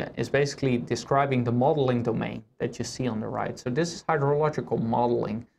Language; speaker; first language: English; non-native, fluent; Dutch